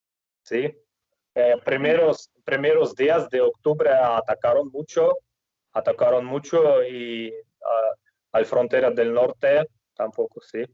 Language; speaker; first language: Spanish; non-native, fluent; Russian